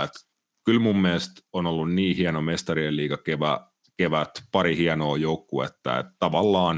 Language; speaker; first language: Finnish; native; Finnish